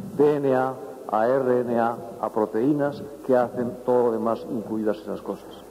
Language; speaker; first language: Spanish; native; Spanish